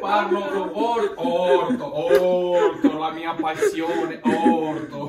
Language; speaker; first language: Italian; non-native, learner; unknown